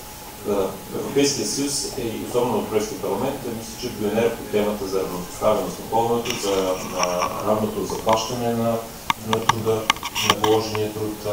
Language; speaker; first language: Bulgarian; native; Bulgarian